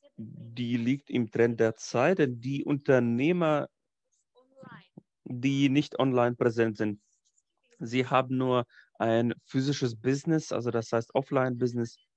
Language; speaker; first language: German; non-native, fluent; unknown